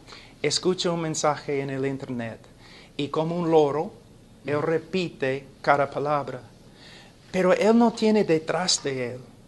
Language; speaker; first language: Spanish; non-native, fluent; English